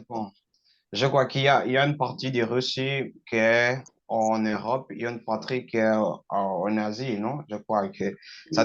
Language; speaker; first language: French; non-native, learner; Portuguese